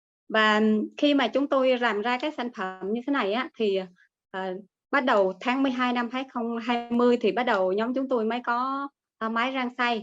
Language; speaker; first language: Vietnamese; native; Vietnamese